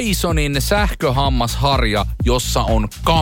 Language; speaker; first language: Finnish; native; Finnish